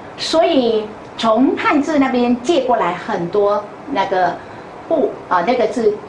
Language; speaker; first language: Chinese; non-native, fluent; Vietnamese